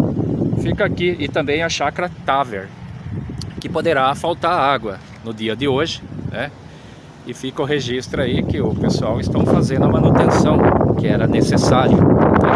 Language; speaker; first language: Portuguese; native; Portuguese